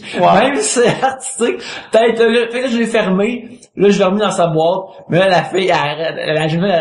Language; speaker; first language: French; native; French